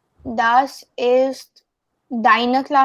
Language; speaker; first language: German; non-native, learner; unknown